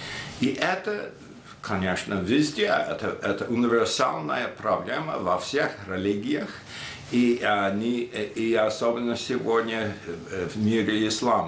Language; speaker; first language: Russian; non-native, fluent; English